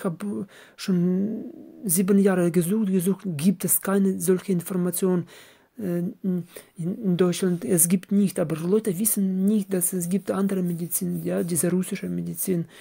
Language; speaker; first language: German; non-native, learner; Russian